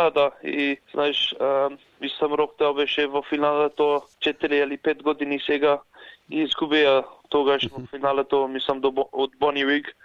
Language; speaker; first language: Macedonian; early bilingual, heritage; Macedonian